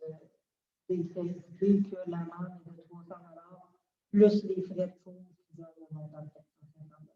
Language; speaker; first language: French; native; French